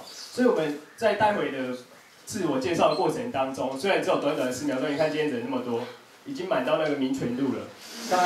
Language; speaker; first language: Chinese; native; Chinese